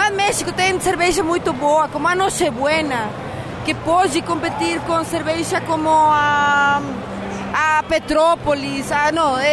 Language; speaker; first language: Portuguese; non-native, fluent; Spanish